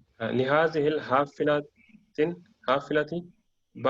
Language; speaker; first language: Arabic; non-native, learner; Urdu